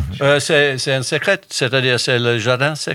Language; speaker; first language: French; non-native, fluent; English